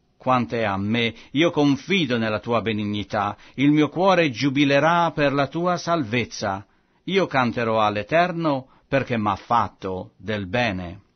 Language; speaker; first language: Italian; non-native, fluent; French